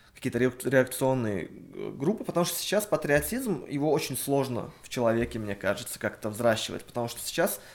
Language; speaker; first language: Russian; native; Russian